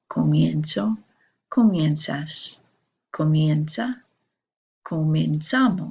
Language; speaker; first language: Spanish; non-native, fluent; English